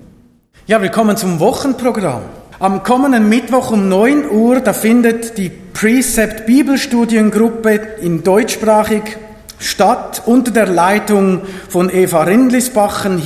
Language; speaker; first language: German; native; German